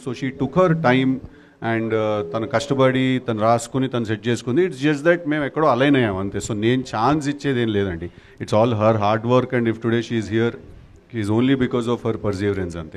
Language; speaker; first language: Telugu; native; Telugu